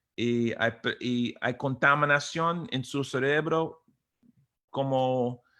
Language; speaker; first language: Spanish; non-native, fluent; English